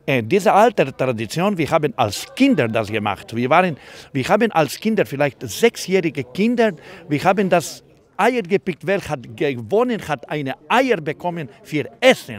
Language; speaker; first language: German; non-native, fluent; Croatian